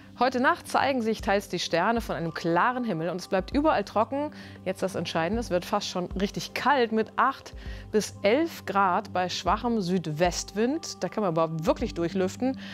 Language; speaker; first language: German; native; German